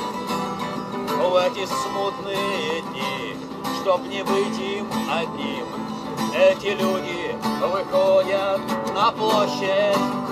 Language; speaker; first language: Russian; native; Russian